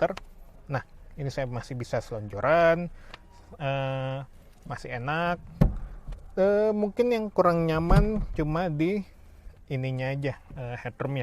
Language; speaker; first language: Indonesian; native; Indonesian